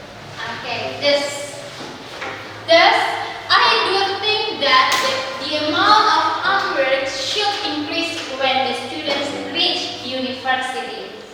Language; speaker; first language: English; non-native, fluent; Indonesian